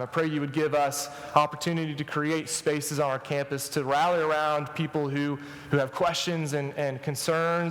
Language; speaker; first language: English; native; English